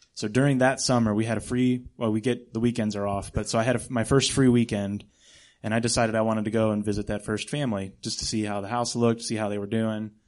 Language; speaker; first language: English; native; English